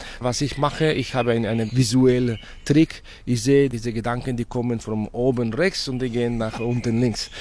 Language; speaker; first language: German; non-native, fluent; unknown